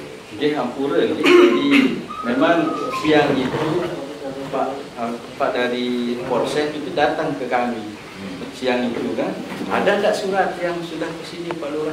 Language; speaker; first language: Indonesian; non-native, local second language; Sasak